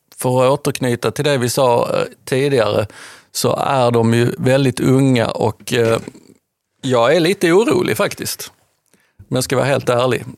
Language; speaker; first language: Swedish; native; Swedish